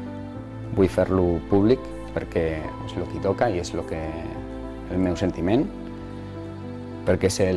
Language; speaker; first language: Catalan; non-native, learner; Spanish